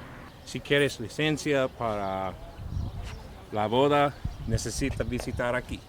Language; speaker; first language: Spanish; non-native, learner; English